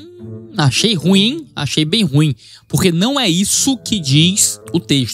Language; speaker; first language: Portuguese; native; Portuguese